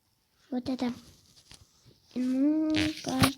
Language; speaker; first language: Russian; non-native, local second language; Kazakh